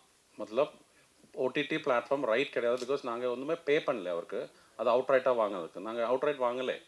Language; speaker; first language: Tamil; non-native, fluent; Malayalam